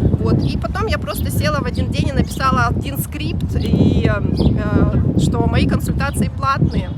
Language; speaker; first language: Russian; native; Russian